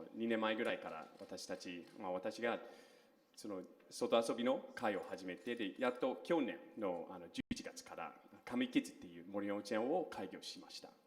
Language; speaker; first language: Japanese; non-native, fluent; English